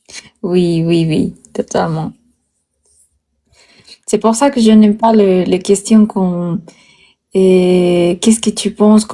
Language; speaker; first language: French; non-native, learner; Spanish